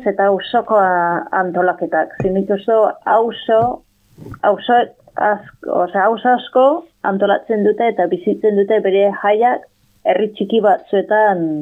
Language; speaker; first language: Basque; non-native, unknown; English